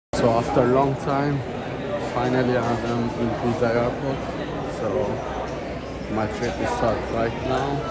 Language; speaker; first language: English; non-native, learner; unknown